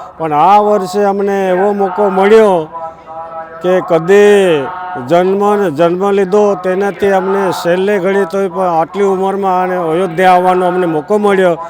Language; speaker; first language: Gujarati; non-native, local second language; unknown